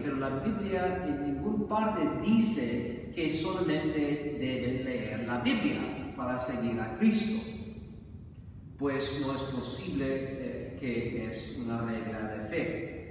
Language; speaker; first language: Spanish; non-native, fluent; English